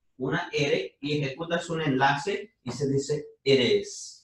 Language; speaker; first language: Spanish; native; Spanish